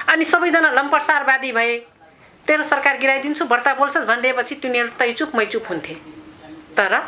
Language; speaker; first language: Nepali; non-native, local second language; Dangaura Tharu